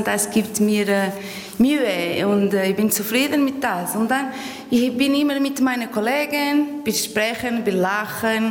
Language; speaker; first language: German; non-native, learner; Portuguese